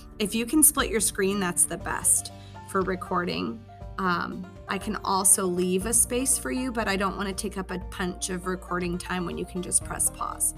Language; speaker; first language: English; native; English